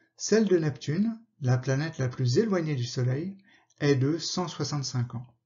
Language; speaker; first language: French; native; French